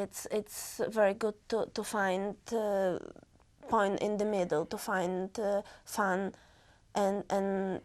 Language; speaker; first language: English; non-native, learner; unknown